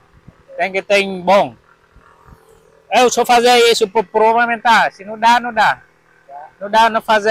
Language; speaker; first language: Portuguese; non-native, learner; Vietnamese